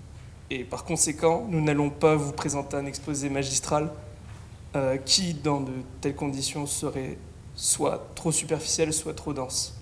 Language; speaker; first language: French; native; French